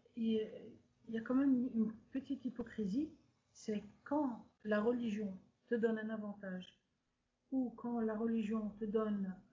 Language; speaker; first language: French; native; French